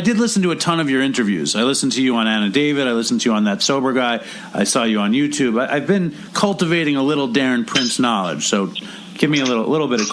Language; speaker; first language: English; native; English